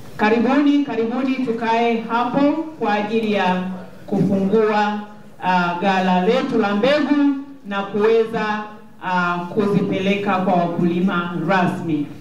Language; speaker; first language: Swahili; native; Swahili